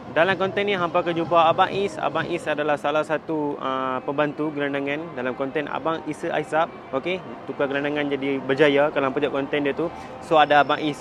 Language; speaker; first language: Malay; early bilingual, other home language; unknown